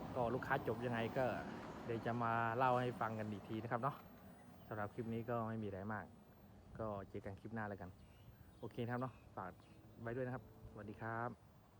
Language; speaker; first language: Thai; non-native, local second language; Khmer